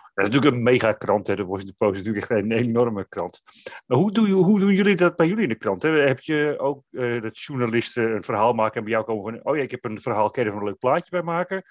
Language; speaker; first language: Dutch; native; Dutch